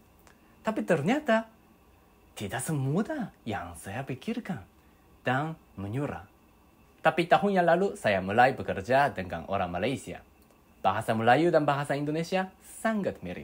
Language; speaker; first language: Indonesian; non-native, learner; Japanese